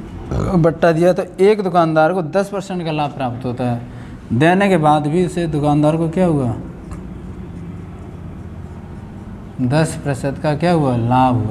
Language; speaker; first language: Hindi; native; Hindi